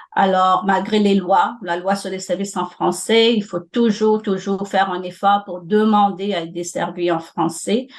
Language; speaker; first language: French; non-native, local second language; Morisyen